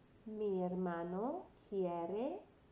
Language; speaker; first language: Spanish; non-native, fluent; English